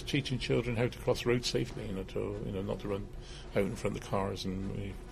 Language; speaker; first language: English; native; English